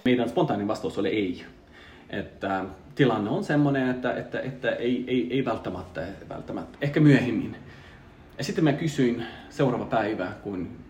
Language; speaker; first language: Finnish; non-native, fluent; Russian